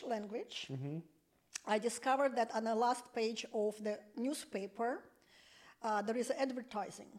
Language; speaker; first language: English; non-native, fluent; Russian